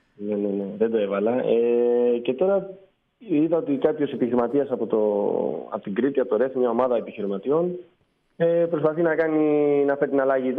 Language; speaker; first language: Greek; native; Greek